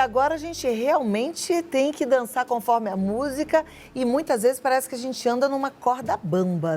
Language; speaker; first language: Portuguese; native; Portuguese